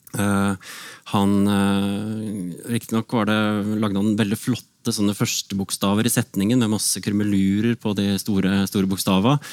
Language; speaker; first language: Norwegian; native; Norwegian